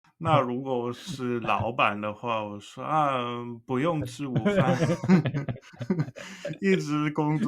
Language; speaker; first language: Chinese; non-native, fluent; English